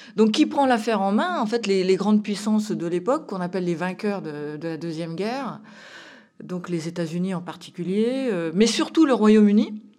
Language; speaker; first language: French; native; French